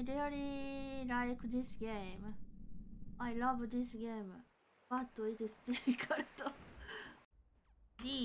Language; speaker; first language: English; non-native, learner; Japanese